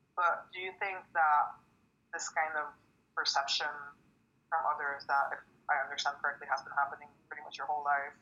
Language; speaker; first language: English; non-native, fluent; French